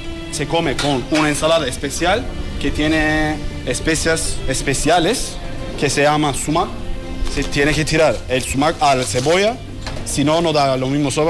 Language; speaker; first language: Spanish; non-native, learner; Turkish